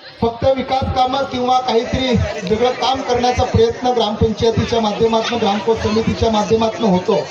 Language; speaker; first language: Marathi; non-native, local second language; Kukna